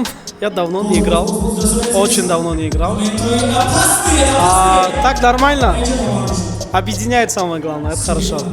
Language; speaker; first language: Russian; non-native, local second language; Tajik